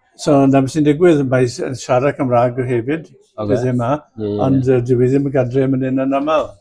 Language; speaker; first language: Welsh; native; Welsh